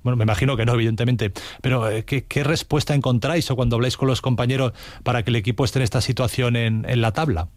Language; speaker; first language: Spanish; native; Spanish